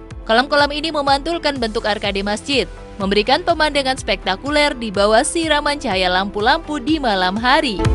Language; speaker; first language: Indonesian; native; Indonesian